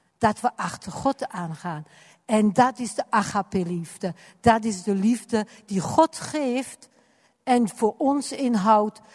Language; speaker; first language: Dutch; non-native, fluent; French